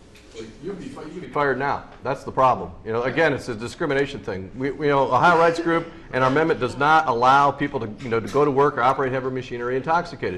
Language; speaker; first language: English; native; English